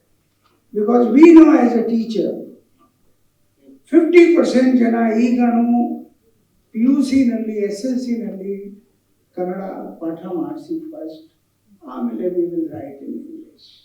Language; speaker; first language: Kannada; non-native, local second language; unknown